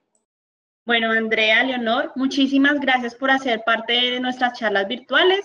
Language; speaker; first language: Spanish; native; Spanish